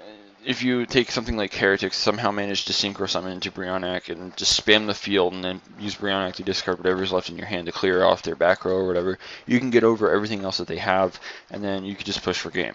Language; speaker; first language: English; native; English